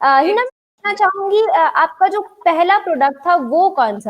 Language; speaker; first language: Hindi; native; Hindi